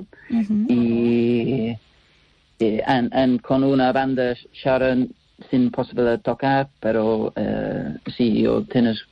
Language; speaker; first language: Spanish; non-native, learner; English